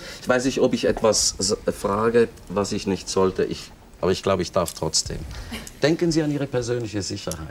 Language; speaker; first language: German; native; German